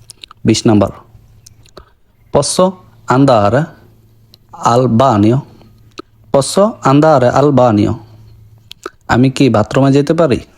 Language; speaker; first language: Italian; non-native, learner; Bangla